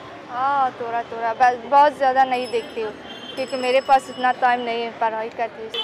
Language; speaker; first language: Hindi; non-native, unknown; Persian